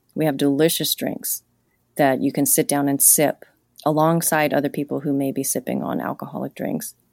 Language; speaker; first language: English; native; English